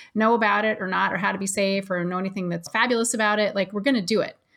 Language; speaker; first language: English; native; English